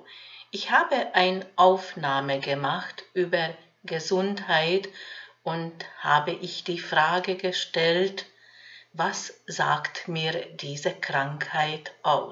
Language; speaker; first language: German; non-native, fluent; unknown